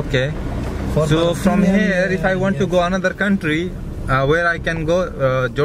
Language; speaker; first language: English; non-native, learner; Nepali